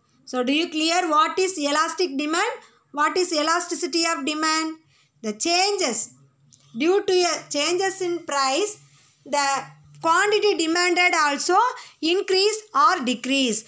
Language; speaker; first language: English; non-native, local second language; Tamil